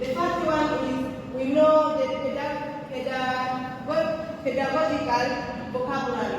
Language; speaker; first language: English; non-native, local second language; Swahili